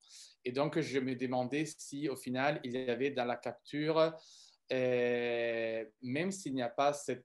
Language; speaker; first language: French; non-native, fluent; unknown